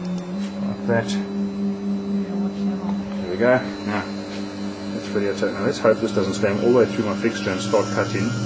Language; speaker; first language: English; native; English